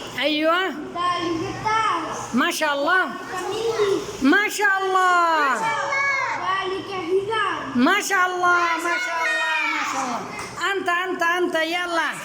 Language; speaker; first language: Arabic; non-native, fluent; Bangla